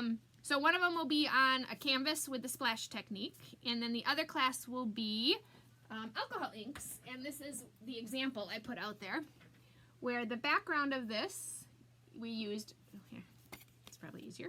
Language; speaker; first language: English; native; English